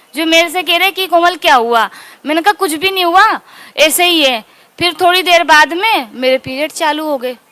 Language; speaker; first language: Hindi; native; Hindi